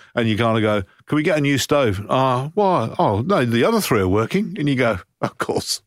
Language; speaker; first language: English; native; English